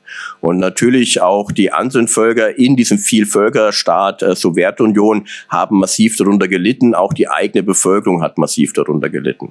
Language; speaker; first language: German; native; German